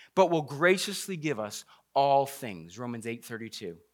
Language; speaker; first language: English; native; English